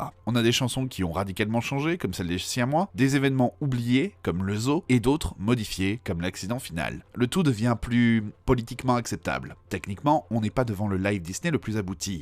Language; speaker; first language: French; native; French